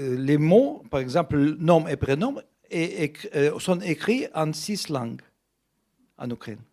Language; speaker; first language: French; non-native, fluent; Russian